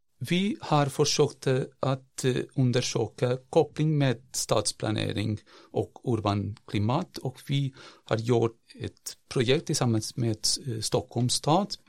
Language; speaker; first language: Swedish; non-native, fluent; Portuguese